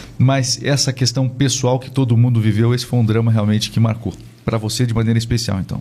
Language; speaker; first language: Portuguese; native; Portuguese